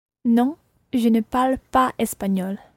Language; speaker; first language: French; non-native, learner; English